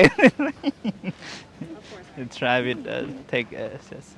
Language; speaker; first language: English; non-native, learner; Khmer